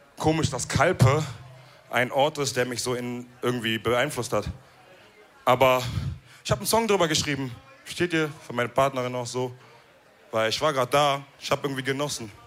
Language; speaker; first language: German; early bilingual, other home language; Wolof